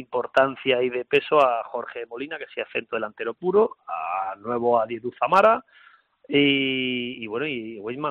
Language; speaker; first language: Spanish; native; Spanish